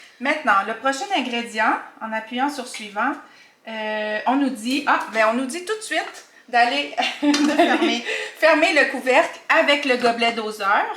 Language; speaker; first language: French; native; French